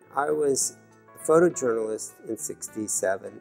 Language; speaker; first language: English; native; English